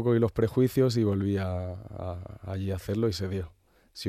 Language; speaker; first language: Catalan; native; Catalan